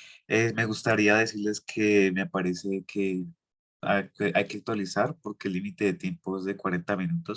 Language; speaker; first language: Spanish; native; Spanish